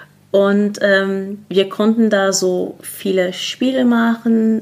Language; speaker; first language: German; non-native, fluent; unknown